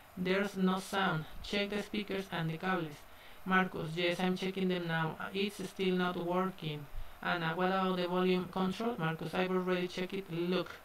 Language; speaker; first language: English; non-native, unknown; Spanish